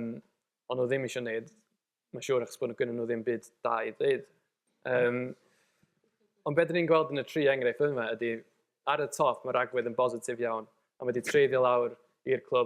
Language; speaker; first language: Welsh; native; Welsh